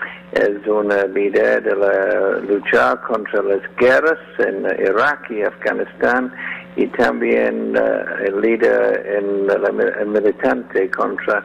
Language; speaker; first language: Spanish; non-native, learner; English